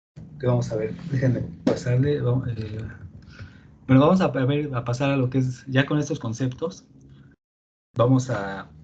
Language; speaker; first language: Spanish; native; Spanish